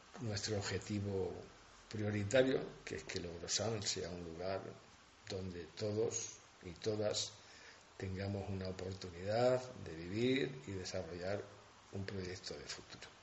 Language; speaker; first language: Spanish; native; Spanish